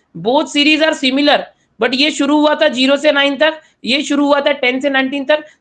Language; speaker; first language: Hindi; non-native, local second language; Marathi